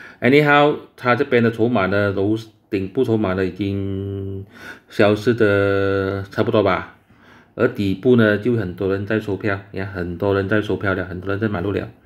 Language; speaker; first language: Chinese; native; Chinese